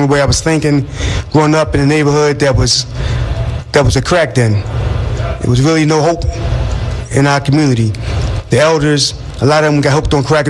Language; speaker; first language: English; native; English